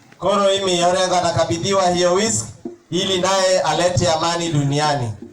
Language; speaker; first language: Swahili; non-native, local second language; Luo (Kenya and Tanzania)